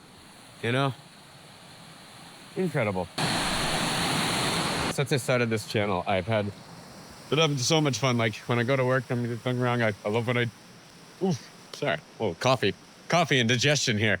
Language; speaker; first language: English; native; English